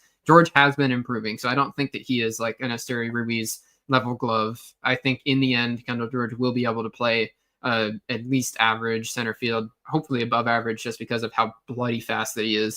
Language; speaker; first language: English; native; English